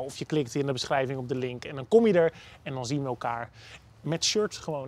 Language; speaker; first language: Dutch; native; Dutch